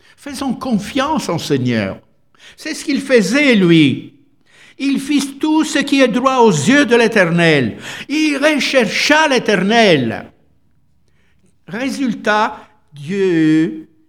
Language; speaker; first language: French; non-native, fluent; Italian